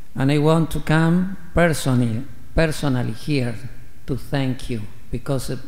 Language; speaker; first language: English; non-native, learner; Spanish